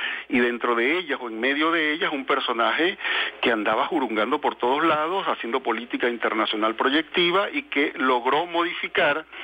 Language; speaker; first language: Spanish; native; Spanish